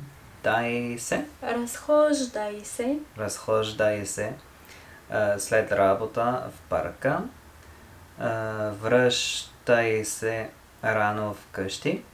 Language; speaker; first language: Bulgarian; non-native, learner; English